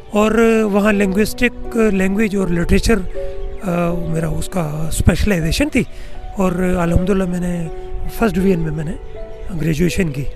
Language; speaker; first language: Urdu; non-native, local second language; Saraiki